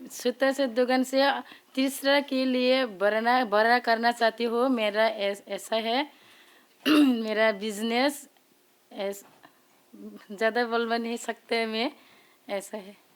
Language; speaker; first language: Hindi; non-native, local second language; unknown